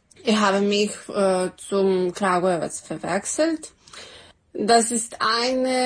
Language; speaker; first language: German; non-native, learner; Serbian